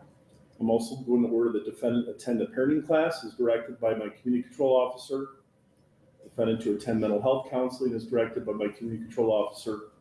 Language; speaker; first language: English; native; English